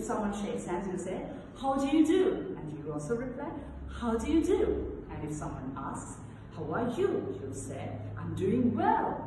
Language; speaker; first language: English; non-native, local second language; Sinhala